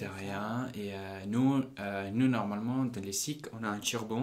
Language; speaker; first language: French; non-native, fluent; Punjabi